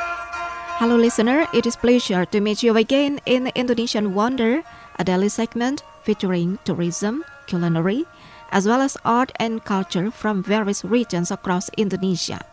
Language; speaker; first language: English; non-native, fluent; Indonesian